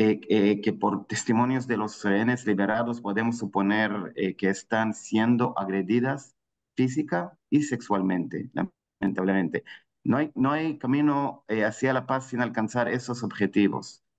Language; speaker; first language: Spanish; non-native, fluent; Hebrew